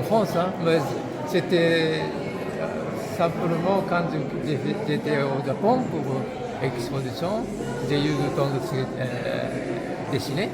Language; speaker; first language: French; non-native, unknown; Japanese